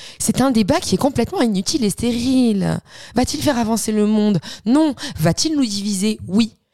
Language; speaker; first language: French; early bilingual, other home language; Arabic